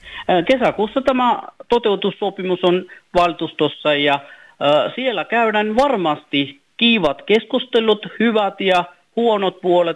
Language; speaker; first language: Finnish; non-native, fluent; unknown